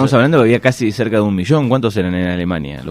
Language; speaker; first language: Spanish; native; Spanish